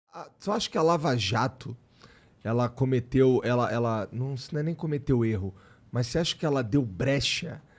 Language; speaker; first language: Portuguese; native; Portuguese